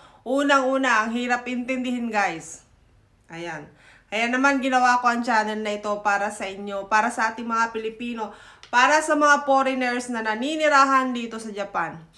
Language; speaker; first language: Filipino; native; Filipino